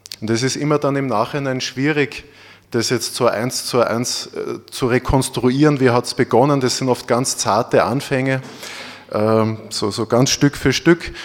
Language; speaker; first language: German; native; German